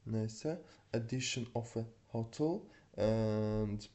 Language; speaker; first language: English; non-native, fluent; Azerbaijani